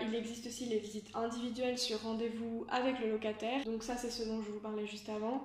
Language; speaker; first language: French; native; French